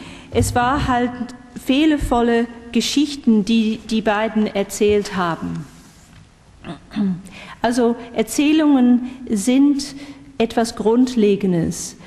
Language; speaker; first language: German; non-native, fluent; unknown